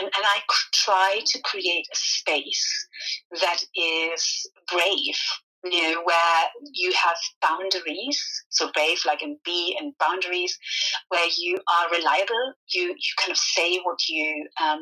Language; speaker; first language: English; non-native, fluent; German